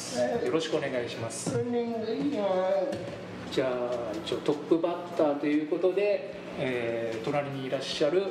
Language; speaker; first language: Japanese; native; Japanese